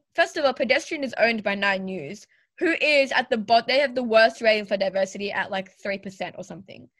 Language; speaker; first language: English; native; English